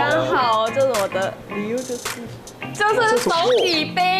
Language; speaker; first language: Chinese; non-native, fluent; Korean